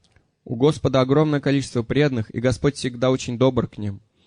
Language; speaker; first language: Russian; native; Russian